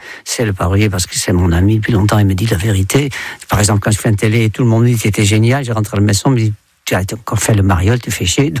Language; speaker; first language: French; non-native, fluent; Dutch